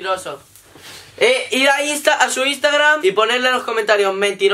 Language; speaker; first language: Spanish; native; Spanish